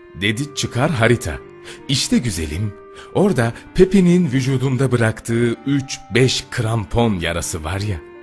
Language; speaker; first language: Turkish; native; Turkish